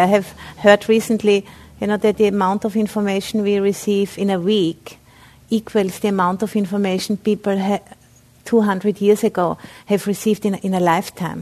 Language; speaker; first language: English; non-native, fluent; German